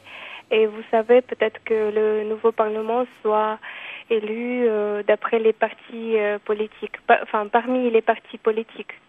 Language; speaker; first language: French; non-native, fluent; Kyrgyz